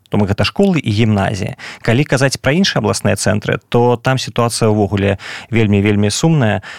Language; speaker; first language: Belarusian; non-native, local second language; Russian